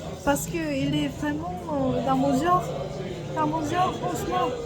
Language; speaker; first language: French; non-native, learner; Korean